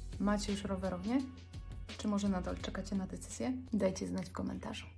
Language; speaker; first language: Polish; native; Polish